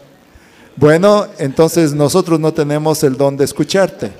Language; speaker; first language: Spanish; native; Spanish